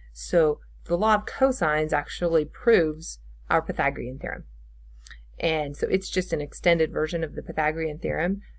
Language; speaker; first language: English; native; English